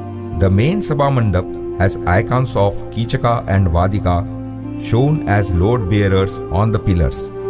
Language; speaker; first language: English; non-native, local second language; Marathi